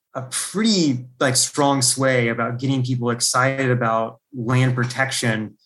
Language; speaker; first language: English; native; English